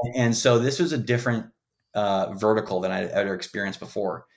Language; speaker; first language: English; native; English